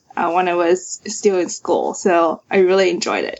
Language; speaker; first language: English; non-native, fluent; Chinese